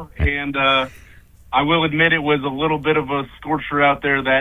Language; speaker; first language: English; native; English